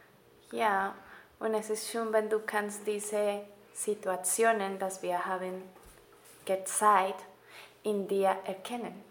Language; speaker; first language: German; non-native, learner; Spanish